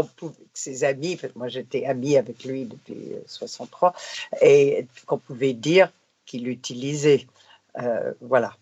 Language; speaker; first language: French; non-native, fluent; English